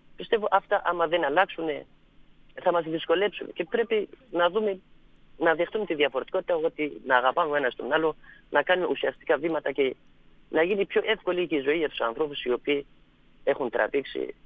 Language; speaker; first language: Greek; non-native, fluent; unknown